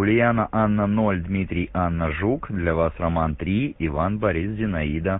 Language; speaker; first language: Russian; native; Russian